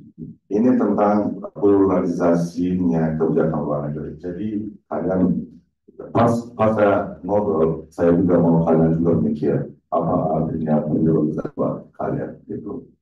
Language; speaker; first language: Indonesian; non-native, fluent; Turkish